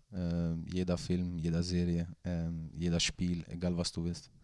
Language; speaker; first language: German; non-native, fluent; Swedish